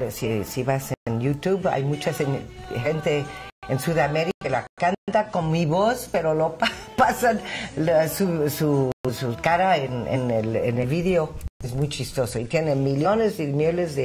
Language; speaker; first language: Spanish; non-native, fluent; English